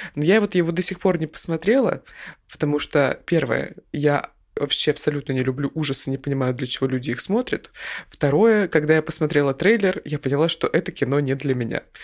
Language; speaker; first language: Russian; native; Russian